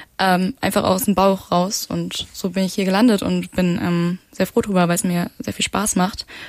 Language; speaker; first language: German; native; German